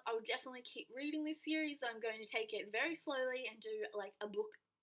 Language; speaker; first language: English; native; English